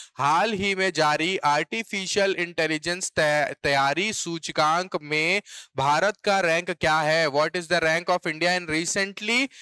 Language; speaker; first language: Hindi; native; Hindi